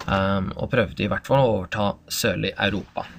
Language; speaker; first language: Norwegian; non-native, fluent; English